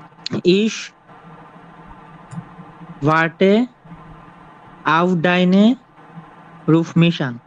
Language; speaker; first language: German; non-native, learner; Bangla